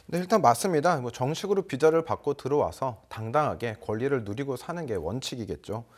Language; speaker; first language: Korean; native; Korean